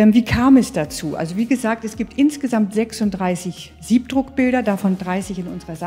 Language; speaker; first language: German; native; German